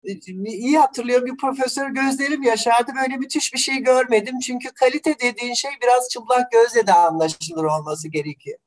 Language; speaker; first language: Turkish; native; Turkish